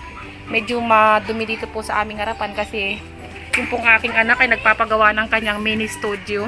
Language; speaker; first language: Filipino; native; Filipino